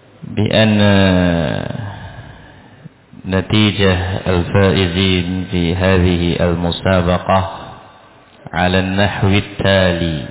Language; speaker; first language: Arabic; non-native, fluent; Indonesian